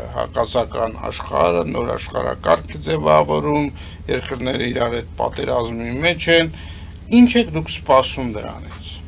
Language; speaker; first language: Armenian; native; Armenian